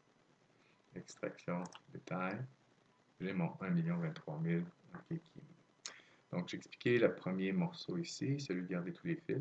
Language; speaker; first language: French; native; French